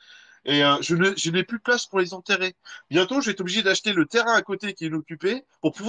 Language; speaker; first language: French; native; French